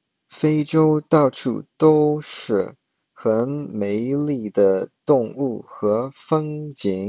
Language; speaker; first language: Chinese; early bilingual, heritage; Chinese